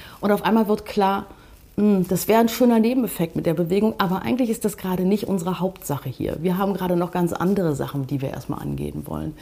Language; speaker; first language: German; native; German